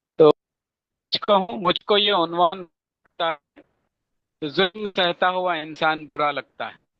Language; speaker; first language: Urdu; native; Urdu